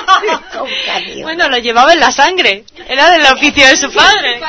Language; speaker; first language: Spanish; native; Spanish